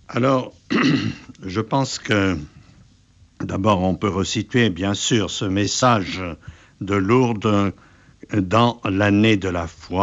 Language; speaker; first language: French; native; French